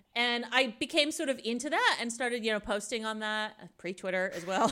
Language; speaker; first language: English; native; English